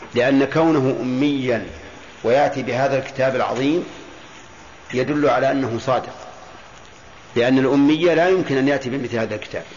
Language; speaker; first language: Arabic; native; Arabic